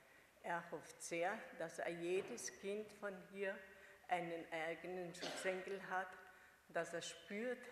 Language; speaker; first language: German; non-native, fluent; Hungarian